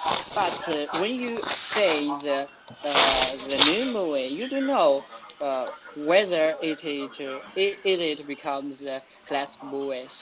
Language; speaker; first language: English; non-native, learner; Chinese